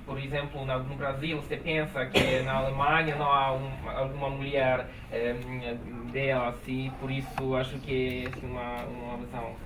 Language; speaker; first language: Portuguese; non-native, learner; Polish